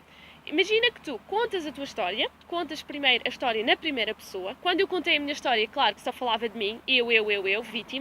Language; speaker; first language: Portuguese; native; Portuguese